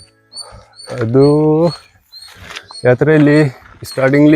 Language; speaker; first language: Kannada; non-native, local second language; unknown